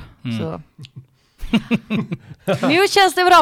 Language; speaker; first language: Swedish; non-native, fluent; Greek